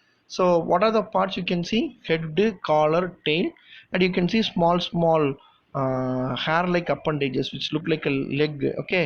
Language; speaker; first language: English; non-native, local second language; Tamil